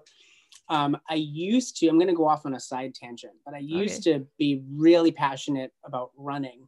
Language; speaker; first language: English; native; English